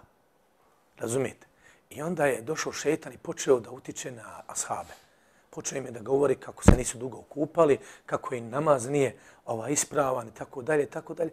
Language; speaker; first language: Serbian; native; Serbian